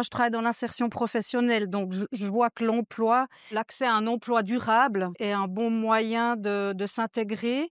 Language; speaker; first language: French; native; French